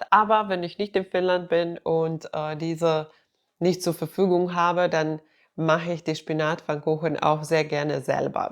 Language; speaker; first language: German; non-native, fluent; Finnish